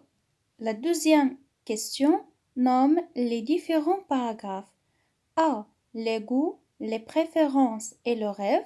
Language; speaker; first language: French; non-native, local second language; Arabic